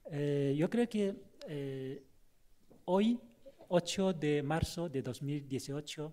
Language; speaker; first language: Spanish; non-native, fluent; Chinese